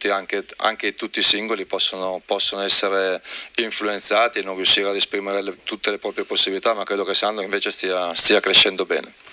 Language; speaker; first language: Italian; native; Italian